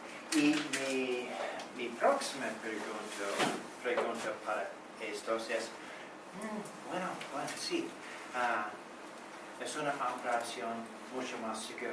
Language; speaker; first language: Spanish; non-native, learner; English